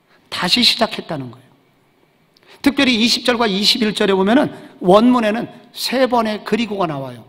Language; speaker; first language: Korean; native; Korean